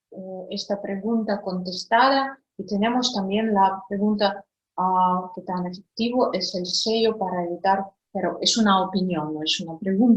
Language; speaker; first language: Spanish; non-native, fluent; Russian